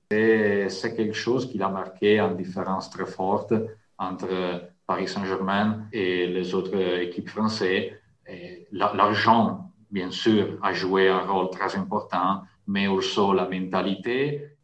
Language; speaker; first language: French; non-native, fluent; Italian